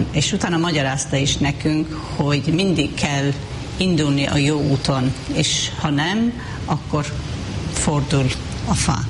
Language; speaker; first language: Hungarian; non-native, fluent; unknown